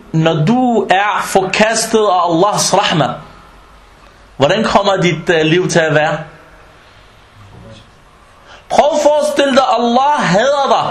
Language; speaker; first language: Danish; early bilingual, other home language; Arabic